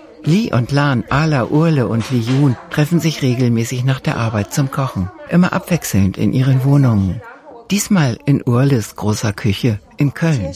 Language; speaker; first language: German; native; German